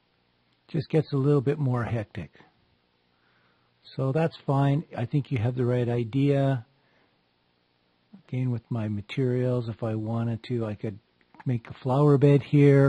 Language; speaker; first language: English; native; English